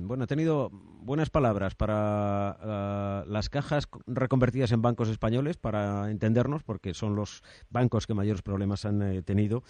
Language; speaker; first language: Spanish; native; Spanish